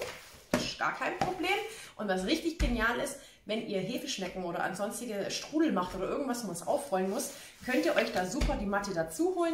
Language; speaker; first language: German; native; German